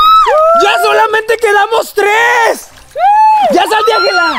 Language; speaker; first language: Spanish; native; Spanish